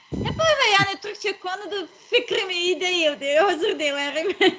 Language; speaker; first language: Turkish; non-native, learner; Serbian